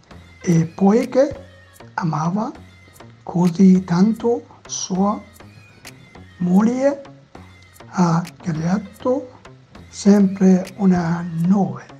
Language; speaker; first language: Italian; non-native, learner; Persian